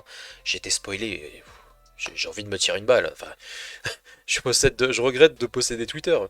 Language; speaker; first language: French; native; French